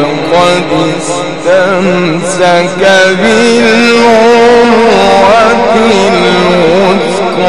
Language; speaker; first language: Arabic; native; Arabic